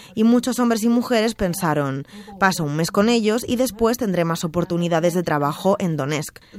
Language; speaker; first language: Spanish; non-native, fluent; Russian